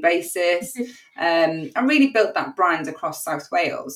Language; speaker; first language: English; native; English